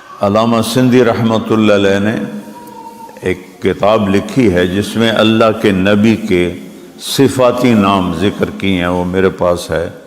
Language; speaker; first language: Urdu; non-native, local second language; Punjabi